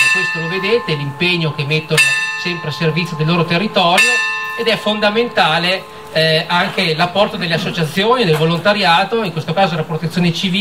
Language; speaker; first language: Italian; native; Italian